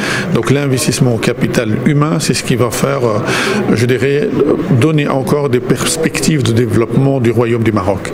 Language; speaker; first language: French; non-native, local second language; Arabic